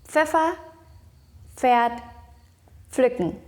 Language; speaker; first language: German; non-native, fluent; Indonesian